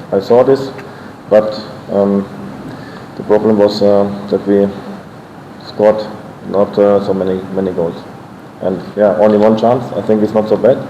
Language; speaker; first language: English; non-native, fluent; German